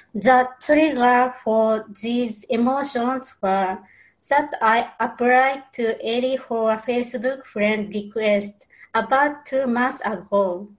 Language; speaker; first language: English; non-native, learner; Japanese